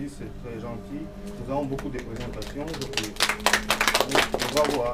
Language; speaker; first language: French; non-native, learner; Russian